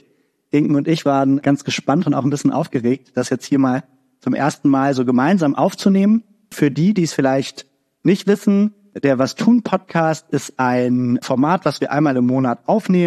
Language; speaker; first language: German; native; German